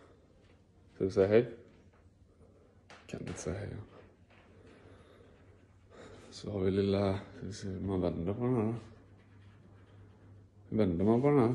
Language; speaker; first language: Swedish; native; Swedish